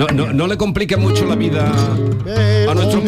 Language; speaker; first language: Spanish; native; Spanish